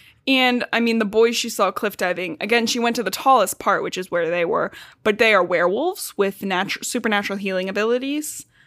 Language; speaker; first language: English; native; English